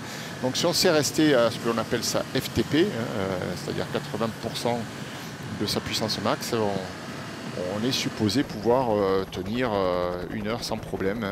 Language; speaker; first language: French; native; French